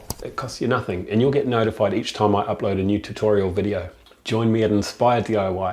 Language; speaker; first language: English; native; English